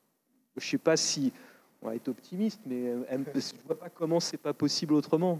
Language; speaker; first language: French; native; French